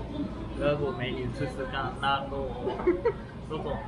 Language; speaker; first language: Chinese; non-native, learner; Japanese